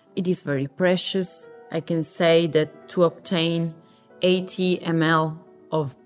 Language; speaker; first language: English; non-native, fluent; Italian